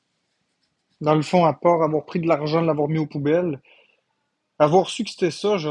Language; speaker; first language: French; native; French